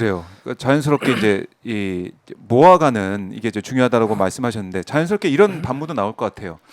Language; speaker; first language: Korean; native; Korean